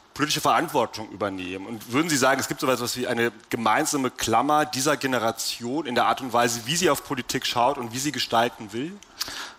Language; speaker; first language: German; native; German